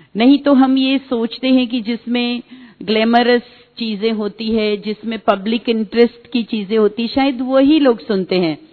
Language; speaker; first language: Hindi; native; Hindi